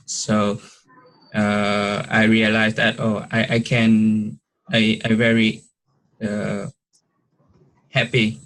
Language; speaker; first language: English; non-native, learner; Vietnamese